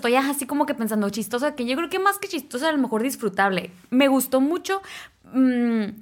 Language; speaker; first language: Spanish; native; Spanish